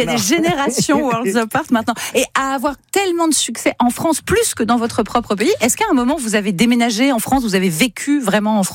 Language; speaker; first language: French; native; French